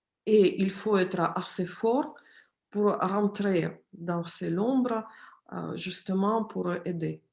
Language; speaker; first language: French; non-native, fluent; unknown